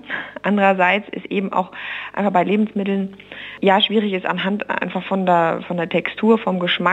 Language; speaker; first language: German; native; German